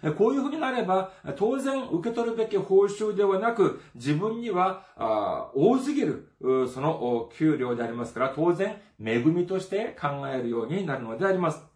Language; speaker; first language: Japanese; non-native, fluent; Korean